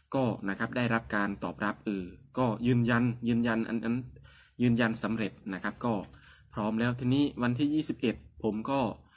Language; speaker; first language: Thai; non-native, local second language; Northern Khmer